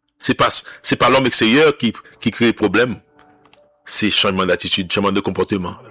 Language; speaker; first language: French; non-native, local second language; Haitian Creole